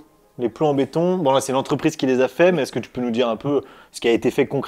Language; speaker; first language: French; native; French